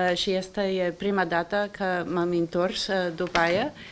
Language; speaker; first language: Romanian; non-native, fluent; English